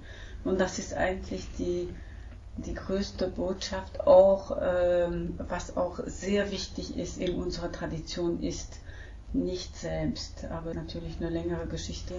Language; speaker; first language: German; non-native, fluent; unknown